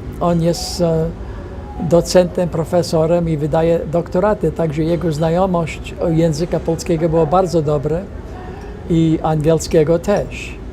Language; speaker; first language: Polish; non-native, fluent; English